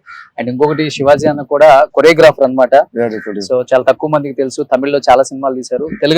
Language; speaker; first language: Telugu; native; Telugu